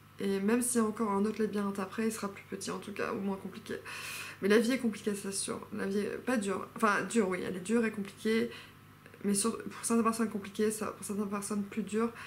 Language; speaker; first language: French; non-native, fluent; English